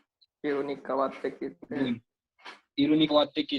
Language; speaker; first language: Japanese; non-native, learner; Hindi